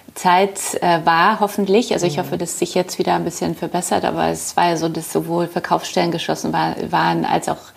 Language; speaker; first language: German; early bilingual, other home language; Polish